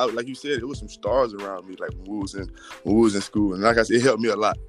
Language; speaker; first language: English; native; English